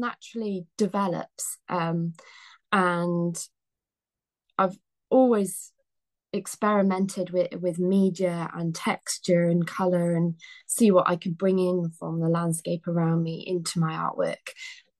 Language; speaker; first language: English; native; English